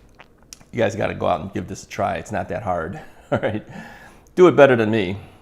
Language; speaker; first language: English; native; English